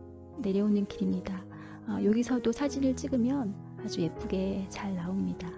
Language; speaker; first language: Korean; native; Korean